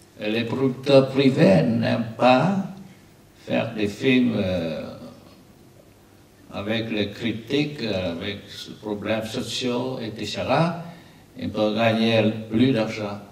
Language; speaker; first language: French; non-native, learner; Vietnamese